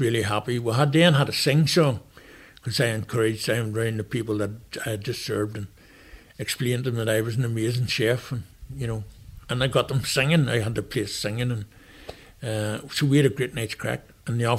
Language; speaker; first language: English; native; English